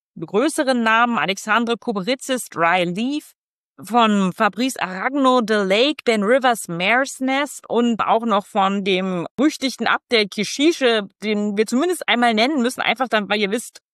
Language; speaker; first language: German; native; German